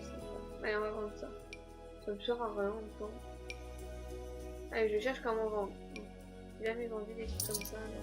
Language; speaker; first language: French; native; French